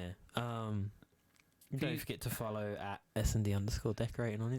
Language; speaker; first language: English; native; English